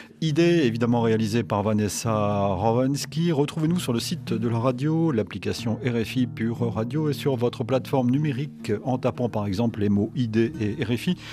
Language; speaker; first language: French; native; French